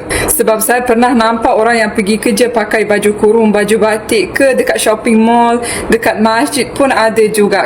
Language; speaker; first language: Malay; non-native, fluent; Bosnian